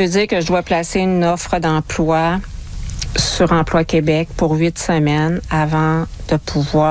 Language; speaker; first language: French; native; French